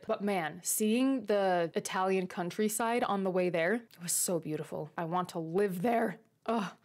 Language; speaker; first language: English; native; English